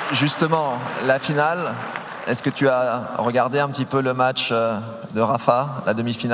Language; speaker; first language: French; native; French